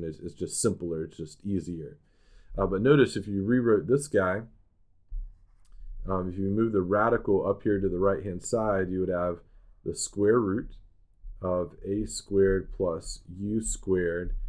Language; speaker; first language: English; native; English